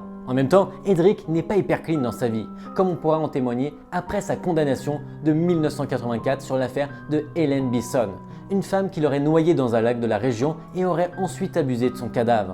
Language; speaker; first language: French; native; French